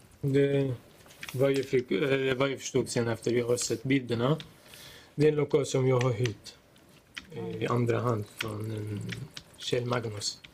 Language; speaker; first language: Swedish; non-native, local second language; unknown